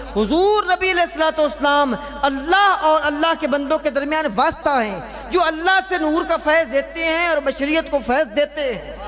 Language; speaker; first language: Urdu; non-native, local second language; Punjabi